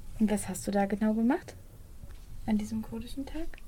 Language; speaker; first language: German; native; German